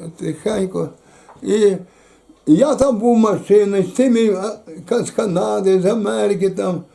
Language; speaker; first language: Ukrainian; native; Ukrainian